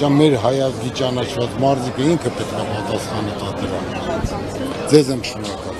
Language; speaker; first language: Armenian; native; Armenian